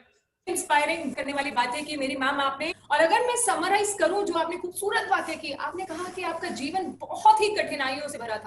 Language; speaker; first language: Hindi; native; Hindi